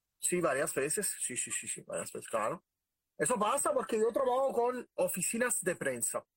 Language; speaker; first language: Spanish; non-native, fluent; Italian